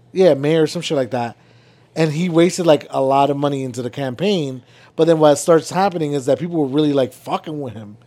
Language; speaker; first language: English; early bilingual, other home language; Spanish